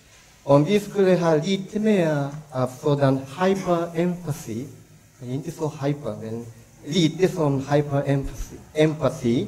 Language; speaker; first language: Swedish; non-native, learner; Japanese